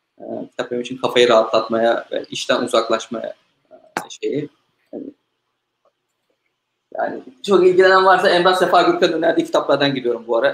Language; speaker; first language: Turkish; native; Turkish